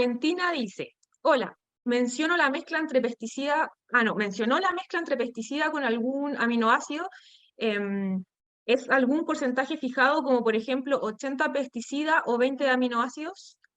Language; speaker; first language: Spanish; native; Spanish